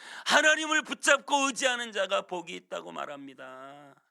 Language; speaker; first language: Korean; native; Korean